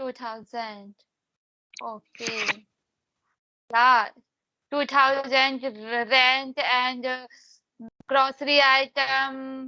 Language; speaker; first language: English; non-native, learner; Hindi